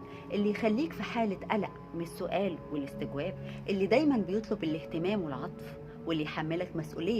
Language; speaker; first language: Arabic; native; Arabic